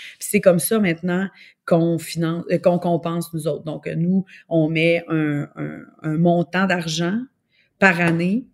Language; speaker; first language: French; native; French